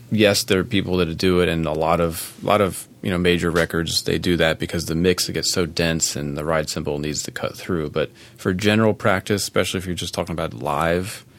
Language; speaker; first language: English; native; English